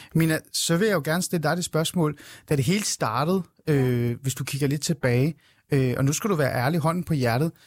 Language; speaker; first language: Danish; early bilingual, other home language; Persian